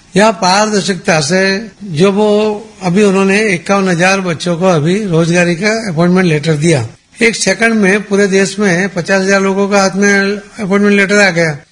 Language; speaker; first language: Hindi; non-native, local second language; Gujarati